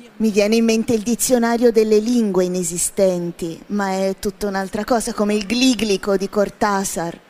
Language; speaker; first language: Italian; native; Italian